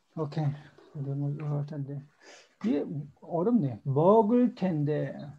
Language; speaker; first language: Korean; native; Korean